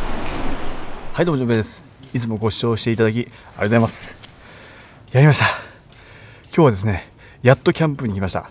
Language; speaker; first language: Japanese; native; Japanese